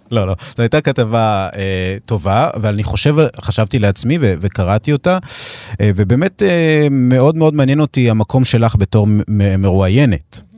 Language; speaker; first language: Hebrew; native; Hebrew